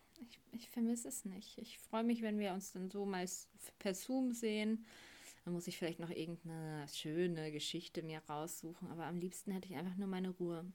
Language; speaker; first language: German; native; German